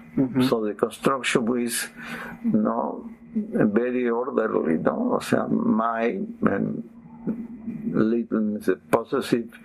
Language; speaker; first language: English; non-native, fluent; Spanish